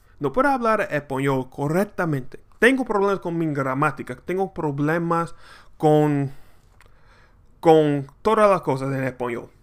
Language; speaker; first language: Spanish; non-native, learner; English